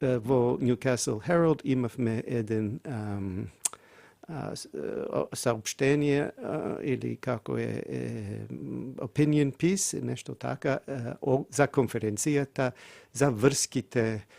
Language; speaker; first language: Macedonian; non-native, fluent; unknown